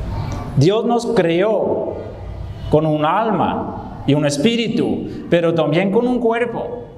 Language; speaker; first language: Spanish; non-native, fluent; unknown